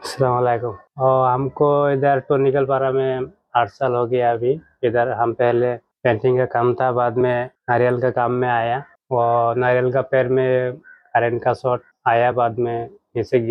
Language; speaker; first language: Hindi; non-native, local second language; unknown